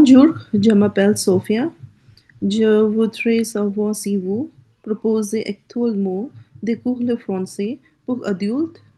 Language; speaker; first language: French; non-native, learner; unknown